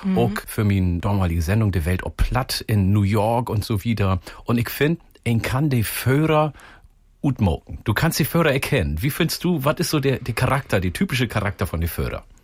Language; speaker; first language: German; native; German